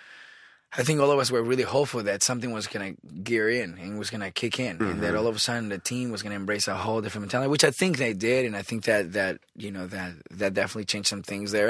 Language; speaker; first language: English; non-native, fluent; Spanish